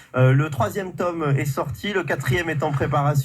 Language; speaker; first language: French; native; French